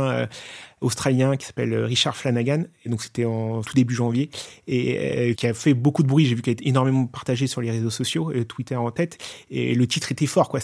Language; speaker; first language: French; native; French